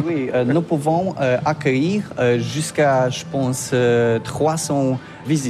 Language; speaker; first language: French; non-native, learner; Polish